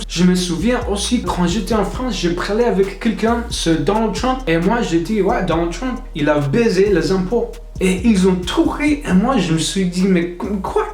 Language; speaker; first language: French; non-native, fluent; English